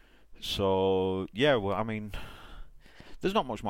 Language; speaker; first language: English; native; English